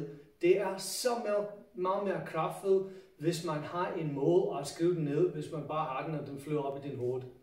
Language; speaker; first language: Danish; non-native, fluent; English